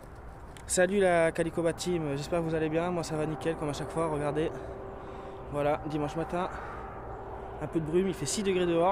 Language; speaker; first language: French; native; French